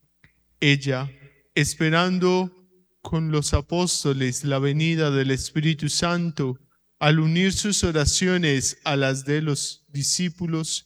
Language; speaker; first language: Spanish; native; Spanish